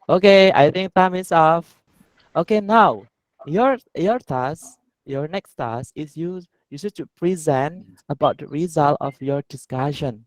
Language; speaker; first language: English; non-native, learner; Indonesian